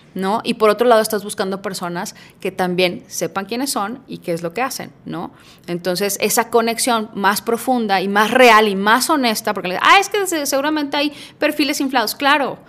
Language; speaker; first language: Spanish; native; Spanish